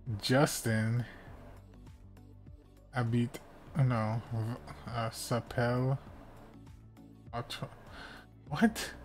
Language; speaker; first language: French; non-native, learner; English